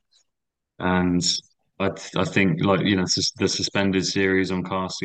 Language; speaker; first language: English; native; English